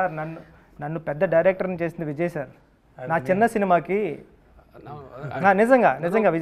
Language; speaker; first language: Telugu; native; Telugu